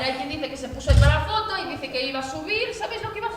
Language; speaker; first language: Spanish; native; Spanish